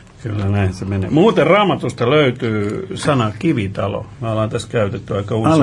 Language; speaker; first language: Finnish; native; Finnish